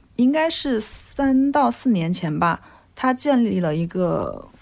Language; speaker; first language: Chinese; native; Chinese